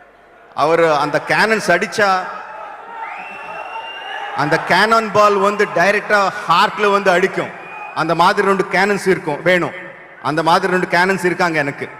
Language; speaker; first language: Tamil; non-native, local second language; Telugu